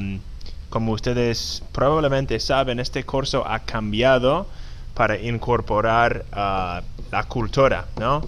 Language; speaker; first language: Spanish; non-native, fluent; English